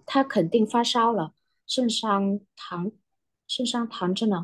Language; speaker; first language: Chinese; non-native, learner; Vietnamese